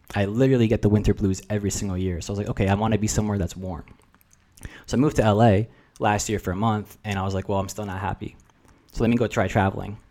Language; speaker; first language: English; early bilingual, other home language; Russian